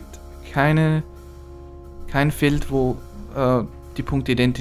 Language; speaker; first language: German; native; German